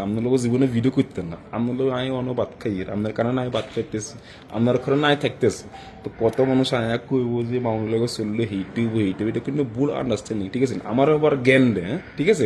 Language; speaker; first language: Bangla; non-native, fluent; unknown